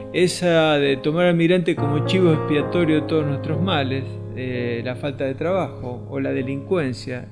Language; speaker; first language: Spanish; native; Spanish